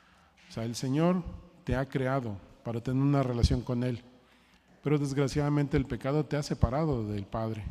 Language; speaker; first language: Spanish; native; Spanish